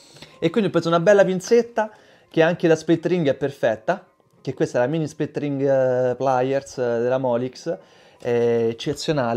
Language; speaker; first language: Italian; native; Italian